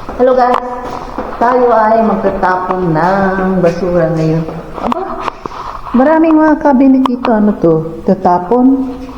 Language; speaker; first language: Filipino; non-native, local second language; Pangasinan